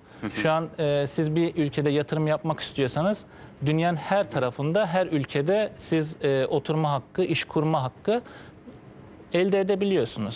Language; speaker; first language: Turkish; native; Turkish